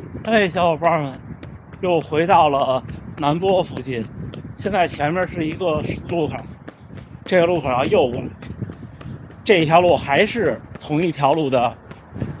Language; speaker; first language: Chinese; native; Chinese